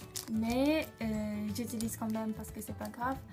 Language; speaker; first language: French; non-native, learner; Japanese